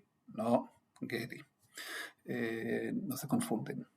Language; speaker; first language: Spanish; non-native, fluent; Hebrew